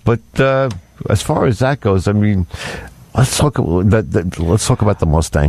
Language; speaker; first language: English; native; English